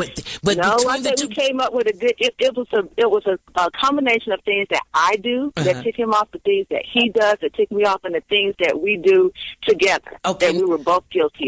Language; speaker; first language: English; native; English